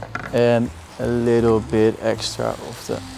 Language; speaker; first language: English; non-native, fluent; Dutch